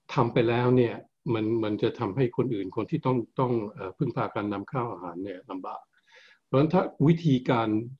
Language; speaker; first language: Thai; early bilingual, heritage; Thai